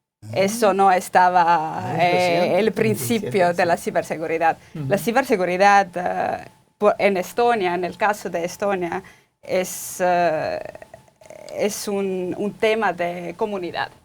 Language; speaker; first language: Spanish; non-native, fluent; Estonian